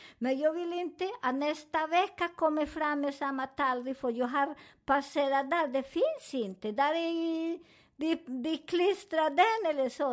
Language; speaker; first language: Swedish; non-native, fluent; Spanish